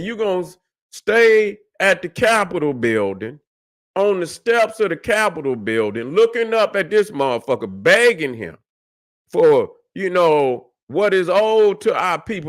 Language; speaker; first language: English; native; English